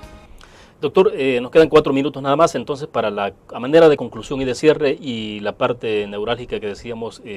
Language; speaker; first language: Spanish; native; Spanish